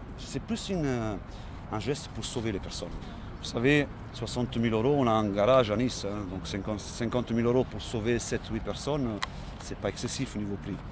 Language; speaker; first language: French; non-native, local second language; Italian